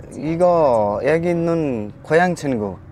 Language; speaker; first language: Korean; non-native, learner; Nepali